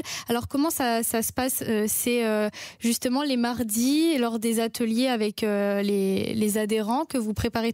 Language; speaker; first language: French; native; French